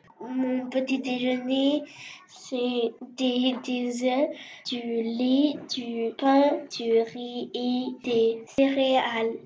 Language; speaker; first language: French; non-native, learner; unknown